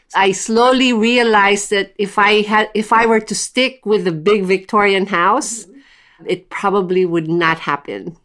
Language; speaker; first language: English; non-native, local second language; Filipino